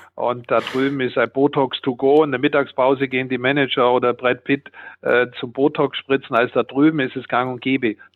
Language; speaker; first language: German; native; German